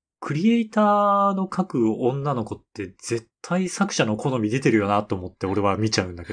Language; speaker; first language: Japanese; native; Japanese